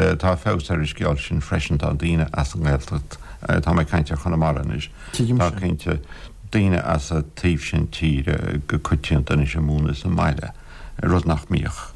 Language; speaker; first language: Irish; non-native, local second language; English